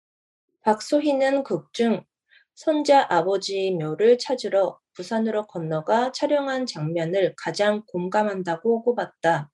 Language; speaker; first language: Korean; early bilingual, other home language; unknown